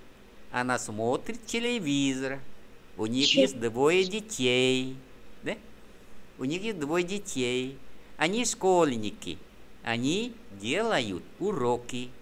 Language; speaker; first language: Russian; non-native, fluent; Vietnamese